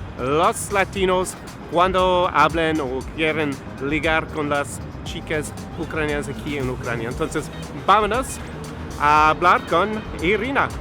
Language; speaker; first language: Spanish; non-native, fluent; English